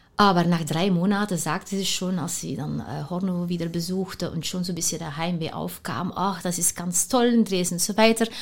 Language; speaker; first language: German; non-native, fluent; Dutch